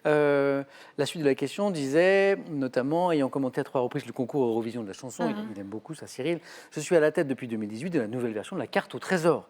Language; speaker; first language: French; native; French